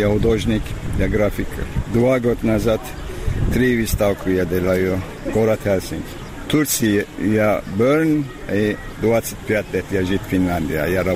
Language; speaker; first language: Russian; non-native, learner; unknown